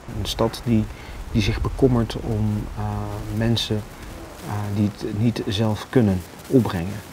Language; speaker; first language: Dutch; early bilingual, other home language; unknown